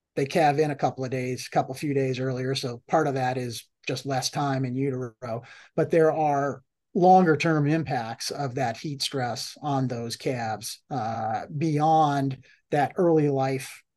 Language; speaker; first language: English; native; English